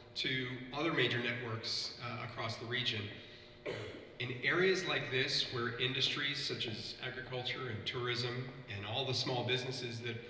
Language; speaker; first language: English; native; English